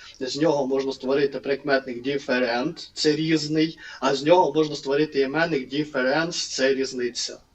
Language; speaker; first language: Ukrainian; non-native, local second language; Russian